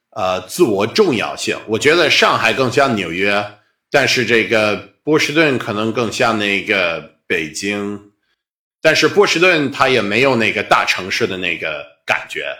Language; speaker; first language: Chinese; non-native, fluent; English